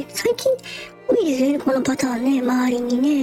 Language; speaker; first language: Japanese; native; Japanese